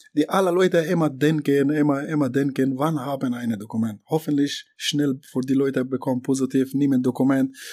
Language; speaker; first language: German; non-native, learner; Persian